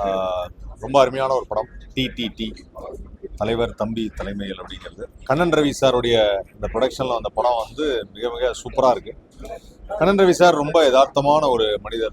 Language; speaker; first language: Tamil; native; Tamil